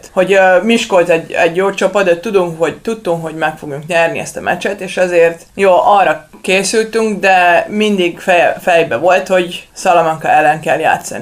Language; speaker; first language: Hungarian; non-native, learner; Serbian